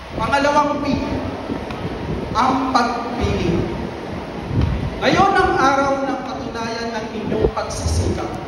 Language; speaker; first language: Filipino; non-native, local second language; Pampanga